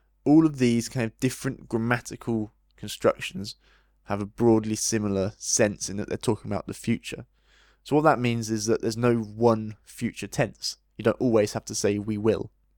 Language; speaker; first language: English; native; English